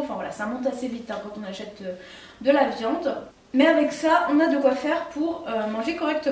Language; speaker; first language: French; native; French